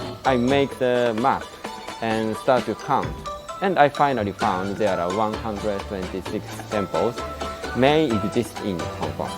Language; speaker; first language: English; non-native, learner; Japanese